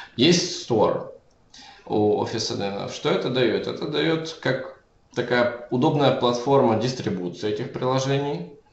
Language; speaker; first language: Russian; native; Russian